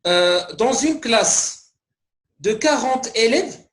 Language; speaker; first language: French; non-native, local second language; Arabic